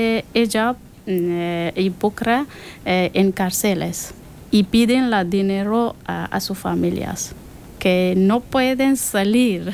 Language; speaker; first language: Spanish; non-native, learner; Persian